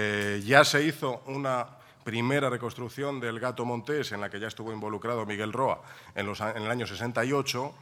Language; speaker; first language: Spanish; native; Spanish